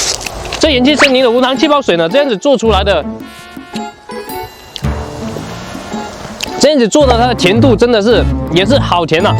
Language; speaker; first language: Chinese; native; Chinese